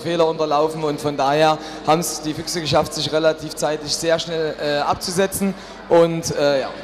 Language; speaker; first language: German; native; German